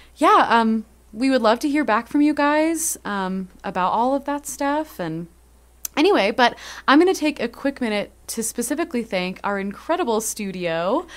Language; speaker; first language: English; native; English